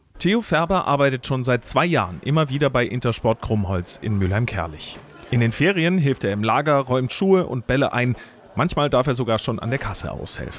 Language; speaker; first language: German; native; German